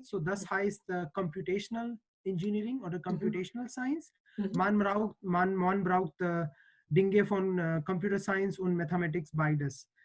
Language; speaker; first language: German; non-native, learner; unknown